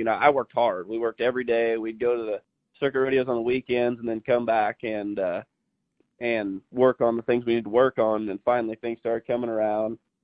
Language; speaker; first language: English; native; English